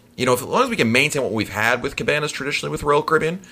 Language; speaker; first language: English; native; English